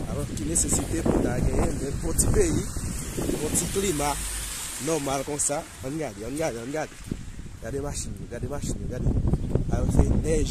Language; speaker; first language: French; non-native, learner; Haitian Creole